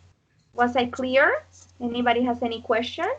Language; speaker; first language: English; non-native, fluent; Spanish